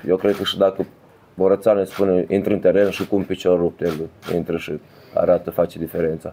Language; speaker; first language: Romanian; early bilingual, heritage; Romanian